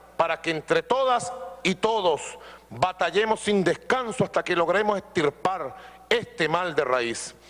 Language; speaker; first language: Spanish; native; Spanish